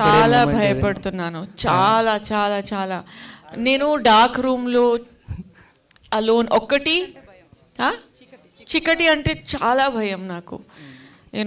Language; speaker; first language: Telugu; non-native, learner; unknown